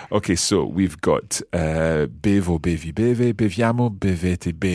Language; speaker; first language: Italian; non-native, fluent; English